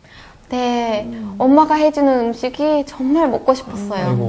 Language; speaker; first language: Korean; non-native, learner; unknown